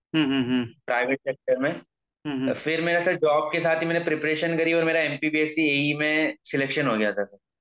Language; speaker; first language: Hindi; native; Hindi